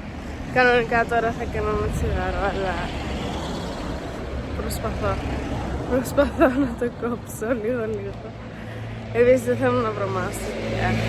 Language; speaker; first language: Greek; early bilingual, heritage; Greek